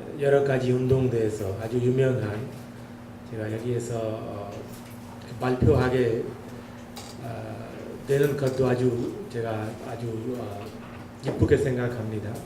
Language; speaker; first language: Korean; non-native, learner; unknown